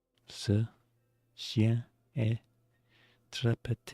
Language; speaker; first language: French; non-native, learner; English